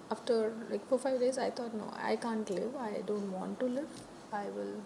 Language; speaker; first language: English; non-native, local second language; Hindi